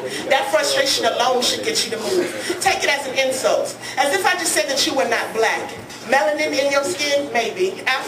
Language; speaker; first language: English; native; English